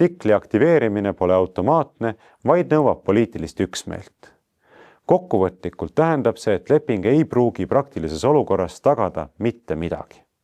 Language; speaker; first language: Estonian; native; Estonian